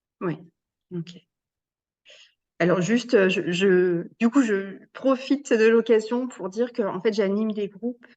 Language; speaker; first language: French; native; French